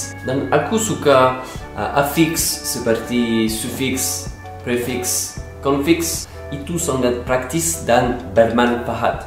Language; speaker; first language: Indonesian; non-native, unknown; French